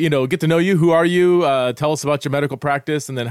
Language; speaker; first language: English; native; English